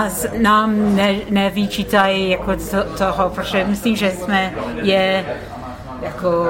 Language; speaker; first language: Czech; non-native, learner; English